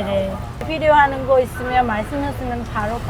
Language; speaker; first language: Korean; non-native, learner; Vietnamese